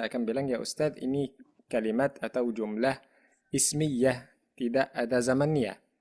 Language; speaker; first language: Indonesian; non-native, fluent; Arabic